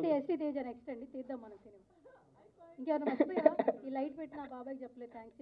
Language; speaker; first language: Telugu; native; Telugu